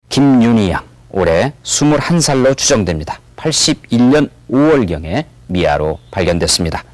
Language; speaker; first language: Korean; native; Korean